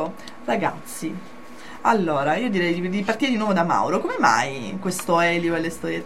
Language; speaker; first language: Italian; native; Italian